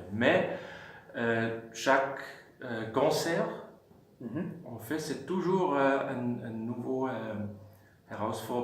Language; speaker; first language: French; non-native, fluent; German